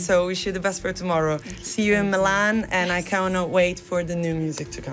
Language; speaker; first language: English; non-native, fluent; Italian